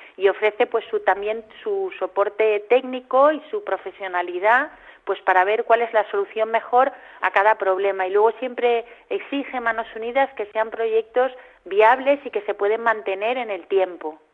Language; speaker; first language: Spanish; native; Spanish